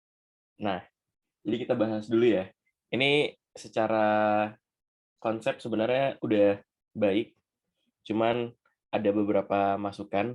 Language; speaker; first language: Indonesian; native; Indonesian